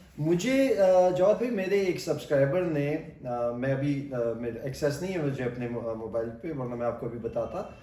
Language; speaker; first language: Urdu; non-native, local second language; Pashto